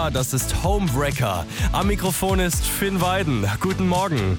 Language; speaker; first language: German; native; German